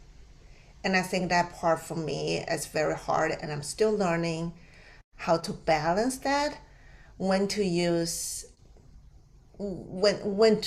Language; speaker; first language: English; non-native, fluent; Chinese